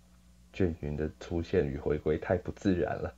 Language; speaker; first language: Chinese; native; Chinese